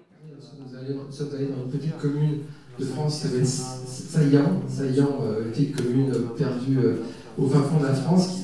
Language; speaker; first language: French; native; French